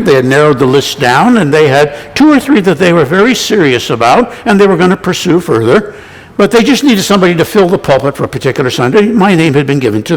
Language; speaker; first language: English; native; English